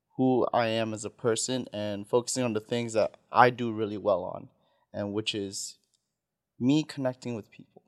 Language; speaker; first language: English; non-native, fluent; Filipino